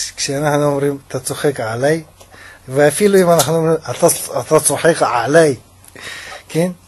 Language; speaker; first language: Hebrew; non-native, fluent; Russian